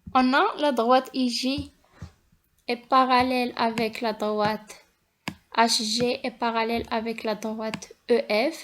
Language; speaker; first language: French; non-native, local second language; Arabic